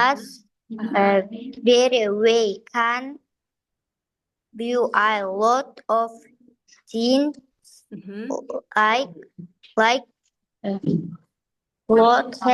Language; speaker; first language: English; non-native, learner; Kazakh